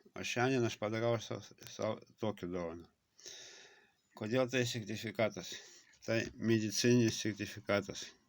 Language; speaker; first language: Lithuanian; non-native, local second language; Russian